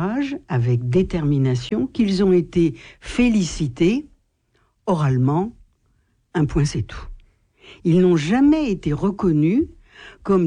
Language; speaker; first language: French; native; French